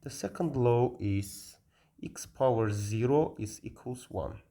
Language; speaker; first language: English; non-native, learner; Azerbaijani